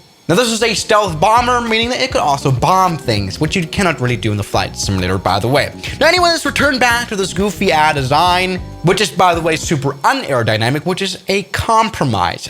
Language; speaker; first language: English; non-native, fluent; German